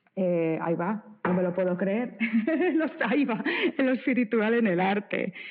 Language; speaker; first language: Spanish; native; Spanish